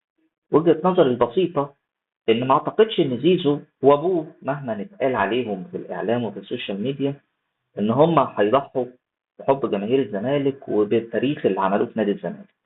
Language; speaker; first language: Arabic; native; Arabic